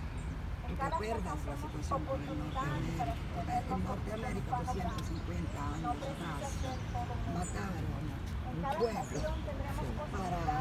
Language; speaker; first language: Spanish; non-native, learner; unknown